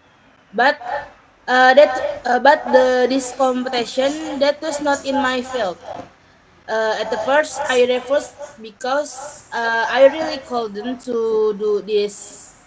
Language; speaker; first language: English; non-native, learner; Indonesian